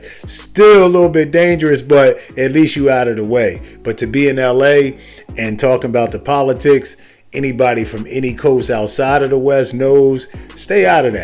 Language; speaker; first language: English; native; English